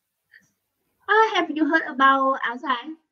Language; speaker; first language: English; non-native, learner; Vietnamese